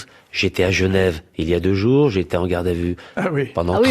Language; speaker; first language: French; native; French